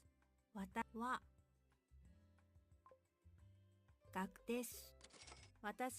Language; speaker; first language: Japanese; non-native, learner; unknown